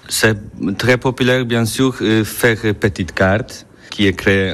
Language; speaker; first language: French; non-native, learner; Polish